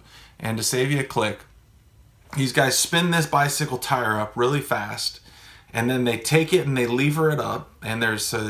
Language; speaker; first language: English; native; English